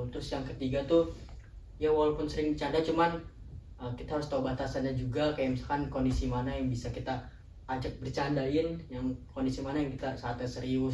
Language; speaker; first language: Indonesian; native; Indonesian